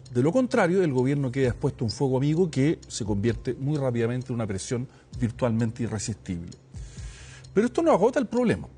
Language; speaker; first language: Spanish; native; Spanish